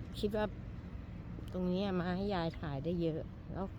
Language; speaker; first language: Thai; native; Thai